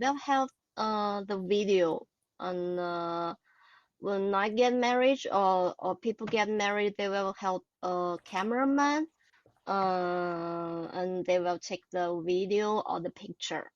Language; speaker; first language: English; non-native, learner; Chinese